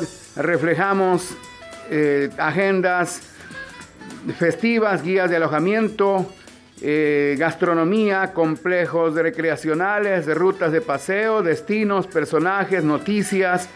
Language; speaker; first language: Spanish; native; Spanish